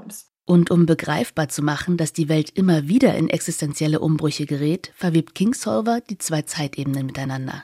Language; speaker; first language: German; native; German